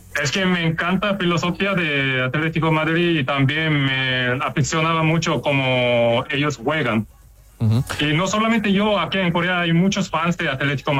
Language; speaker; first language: Spanish; non-native, fluent; Korean